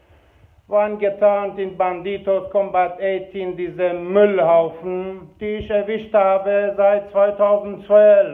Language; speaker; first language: German; non-native, fluent; Persian